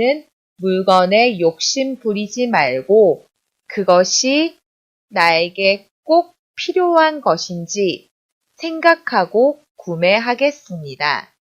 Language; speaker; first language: Korean; non-native, fluent; Chinese